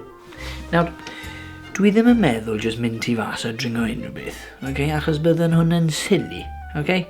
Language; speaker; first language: Welsh; non-native, local second language; English